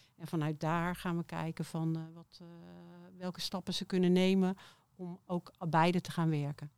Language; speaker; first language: Dutch; native; Dutch